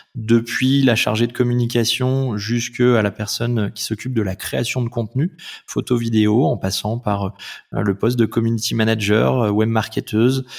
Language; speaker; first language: French; native; French